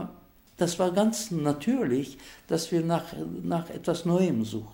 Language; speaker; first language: German; non-native, fluent; Turkish